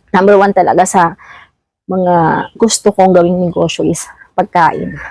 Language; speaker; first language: Filipino; non-native, local second language; Cebuano